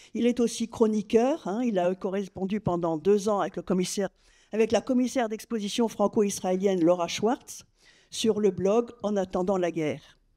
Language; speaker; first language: French; native; French